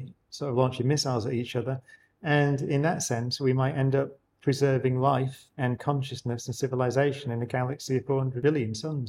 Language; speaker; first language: English; native; English